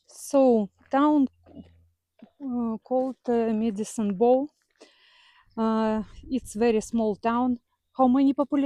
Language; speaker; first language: English; non-native, learner; Russian